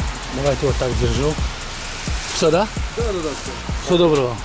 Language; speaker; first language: Russian; non-native, fluent; Tajik